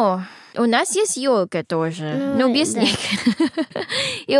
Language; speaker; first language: Russian; non-native, learner; Filipino